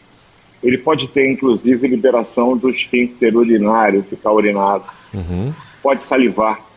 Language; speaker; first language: Portuguese; native; Portuguese